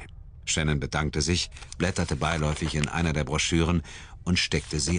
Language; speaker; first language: German; native; German